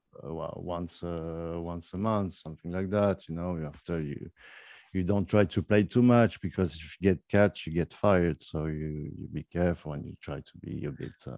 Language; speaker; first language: English; non-native, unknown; French